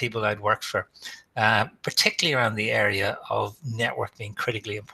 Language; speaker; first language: English; native; English